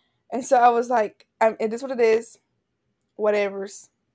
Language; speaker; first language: English; early bilingual, other home language; Spanish